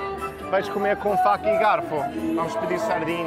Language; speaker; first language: Portuguese; native; Portuguese